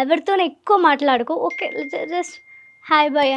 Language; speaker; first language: Telugu; non-native, learner; Malayalam